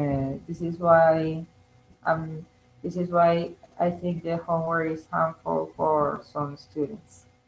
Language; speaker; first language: English; non-native, learner; Spanish